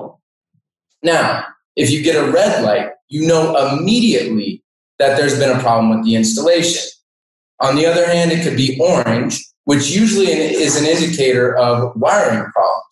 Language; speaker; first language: English; native; English